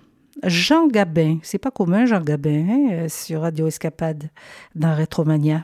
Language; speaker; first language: French; native; French